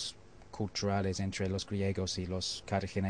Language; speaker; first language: Spanish; non-native, learner; English